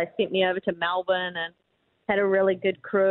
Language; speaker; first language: English; native; English